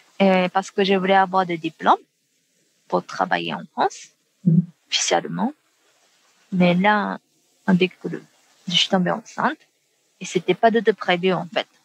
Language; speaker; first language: French; non-native, fluent; Japanese